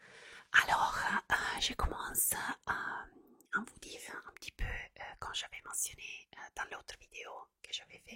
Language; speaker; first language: French; non-native, fluent; Italian